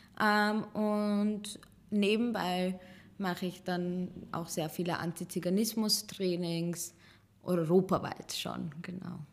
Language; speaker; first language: German; early bilingual, other home language; Serbian